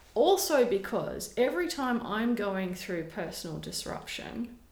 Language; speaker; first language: English; native; English